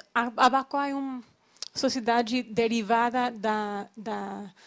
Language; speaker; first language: Portuguese; non-native, fluent; English